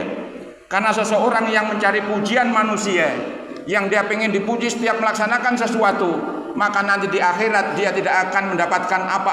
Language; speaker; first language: Indonesian; native; Indonesian